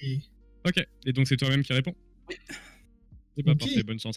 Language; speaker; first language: French; native; French